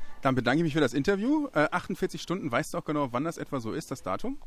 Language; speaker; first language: German; native; German